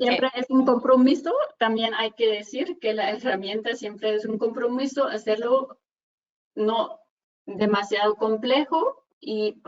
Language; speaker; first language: Spanish; non-native, fluent; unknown